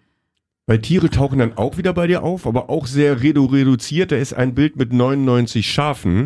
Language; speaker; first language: German; native; German